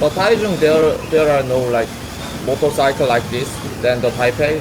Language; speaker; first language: English; non-native, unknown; Korean